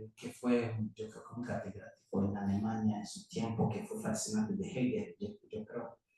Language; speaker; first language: Spanish; non-native, fluent; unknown